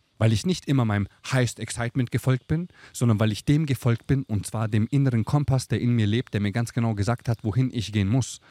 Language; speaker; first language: German; early bilingual, other home language; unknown